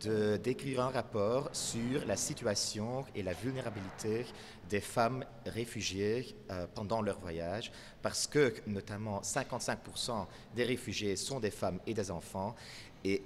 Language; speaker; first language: French; non-native, local second language; Dutch